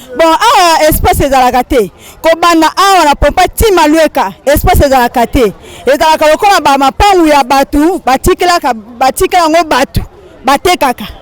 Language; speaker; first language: Lingala; native; Lingala